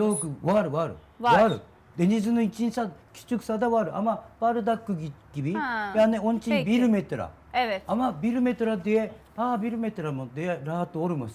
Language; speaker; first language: Turkish; non-native, learner; Japanese